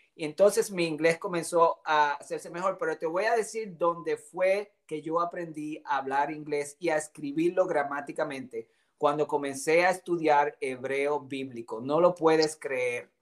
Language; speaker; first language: Spanish; native; Spanish